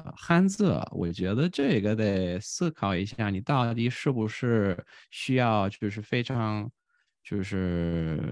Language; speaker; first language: Chinese; non-native, fluent; Bulgarian